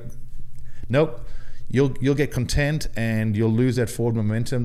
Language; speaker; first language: English; native; English